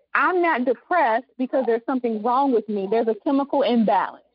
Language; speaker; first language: English; native; English